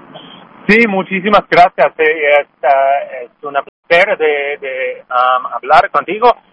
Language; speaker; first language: Spanish; non-native, fluent; English